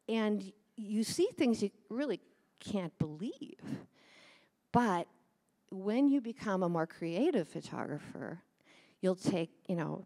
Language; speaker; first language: English; native; English